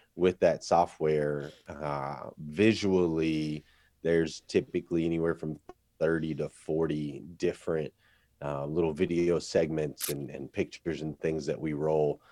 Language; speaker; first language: English; native; English